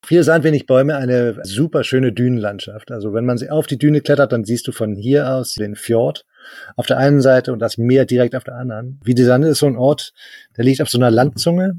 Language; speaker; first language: German; native; German